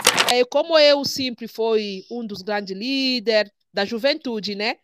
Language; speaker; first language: Portuguese; non-native, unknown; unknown